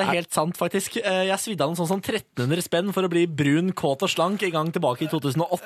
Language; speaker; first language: Norwegian; native; Norwegian